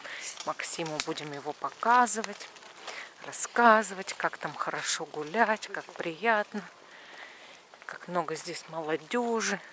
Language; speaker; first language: Russian; native; Russian